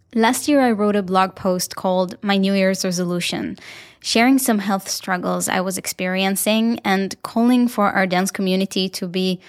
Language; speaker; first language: English; non-native, fluent; Hebrew